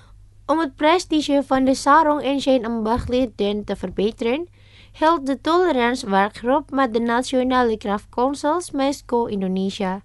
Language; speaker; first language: Dutch; non-native, learner; Indonesian